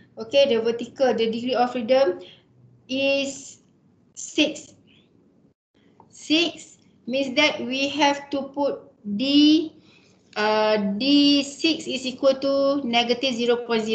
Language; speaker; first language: English; non-native, local second language; Malay